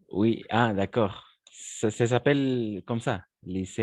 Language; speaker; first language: French; non-native, fluent; Spanish